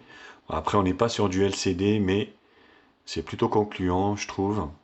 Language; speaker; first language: French; native; French